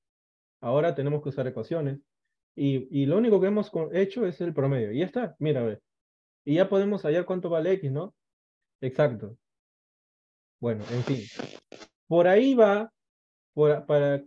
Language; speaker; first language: Spanish; native; Spanish